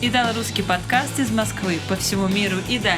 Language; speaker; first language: Russian; native; Russian